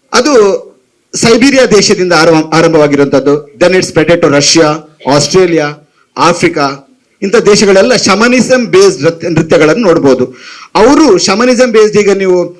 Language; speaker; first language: Kannada; non-native, local second language; Tulu